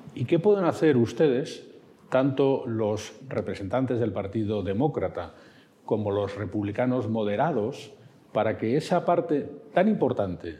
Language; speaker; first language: Spanish; native; Spanish